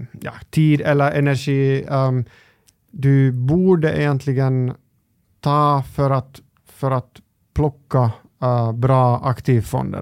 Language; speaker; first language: Swedish; non-native, local second language; Finnish